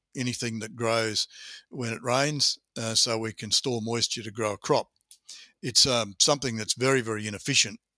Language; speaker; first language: English; native; English